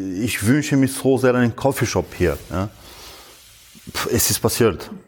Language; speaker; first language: German; non-native, fluent; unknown